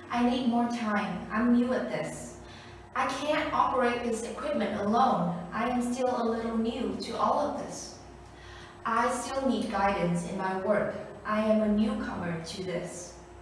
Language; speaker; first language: English; non-native, fluent; Vietnamese